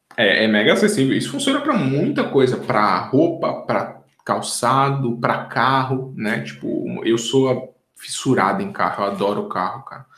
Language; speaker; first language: Portuguese; native; Portuguese